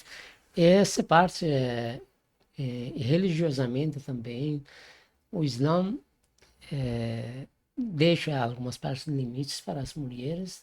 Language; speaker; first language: Portuguese; non-native, fluent; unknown